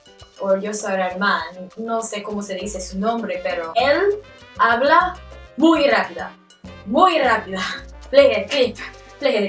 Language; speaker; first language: Spanish; non-native, learner; English